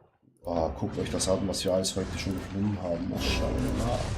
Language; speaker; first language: German; native; German